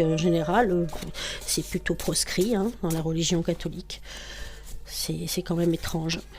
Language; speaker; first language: French; native; French